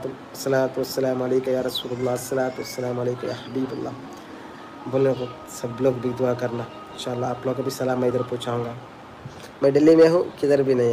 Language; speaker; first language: Hindi; non-native, local second language; Malayalam